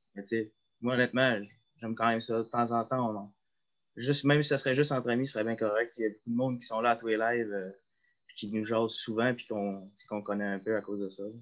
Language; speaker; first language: French; native; French